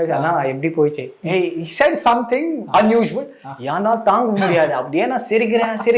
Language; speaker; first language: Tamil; non-native, learner; Kashmiri